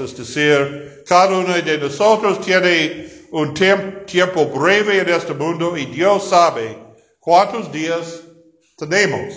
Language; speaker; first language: Spanish; non-native, fluent; English